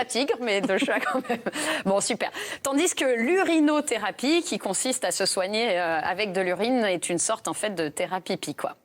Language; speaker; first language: French; native; French